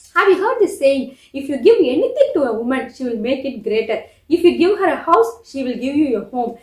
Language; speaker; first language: English; non-native, local second language; Tamil